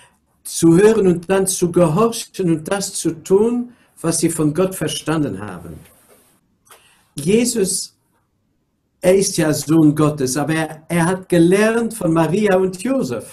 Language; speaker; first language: German; non-native, local second language; Luxembourgish